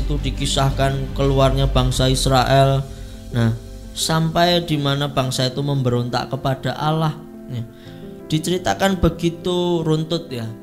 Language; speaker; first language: Indonesian; native; Indonesian